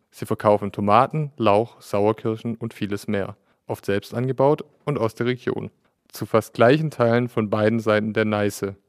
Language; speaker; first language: German; native; German